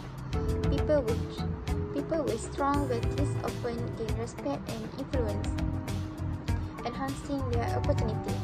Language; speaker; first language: English; non-native, local second language; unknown